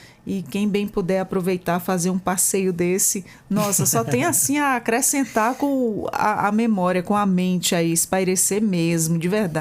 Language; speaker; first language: Portuguese; native; Portuguese